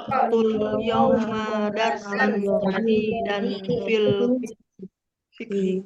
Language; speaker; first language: Arabic; non-native, learner; Indonesian